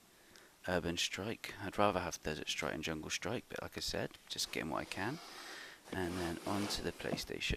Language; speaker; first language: English; native; English